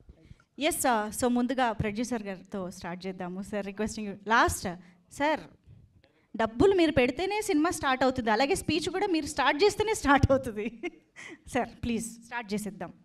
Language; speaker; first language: Telugu; native; Telugu